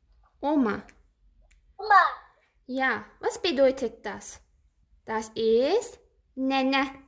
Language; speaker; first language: German; non-native, learner; Azerbaijani